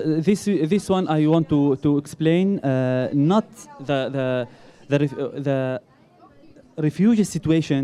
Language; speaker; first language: English; non-native, learner; Arabic